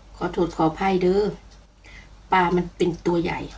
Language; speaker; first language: Thai; non-native, local second language; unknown